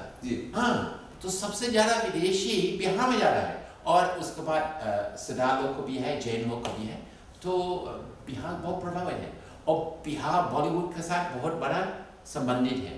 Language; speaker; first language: Hindi; non-native, fluent; English